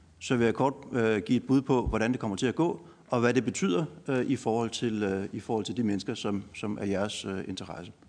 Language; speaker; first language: Danish; native; Danish